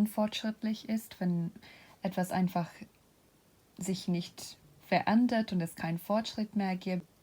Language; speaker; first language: German; non-native, fluent; English